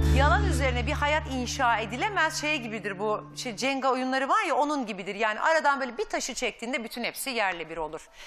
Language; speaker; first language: Turkish; native; Turkish